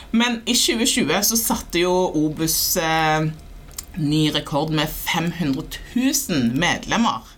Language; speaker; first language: Norwegian; early bilingual, other home language; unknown